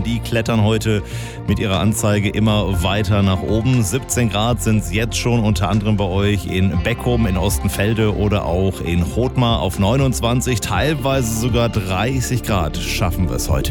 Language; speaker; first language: German; native; German